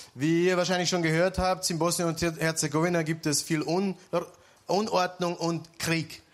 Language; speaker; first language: German; early bilingual, other home language; Serbian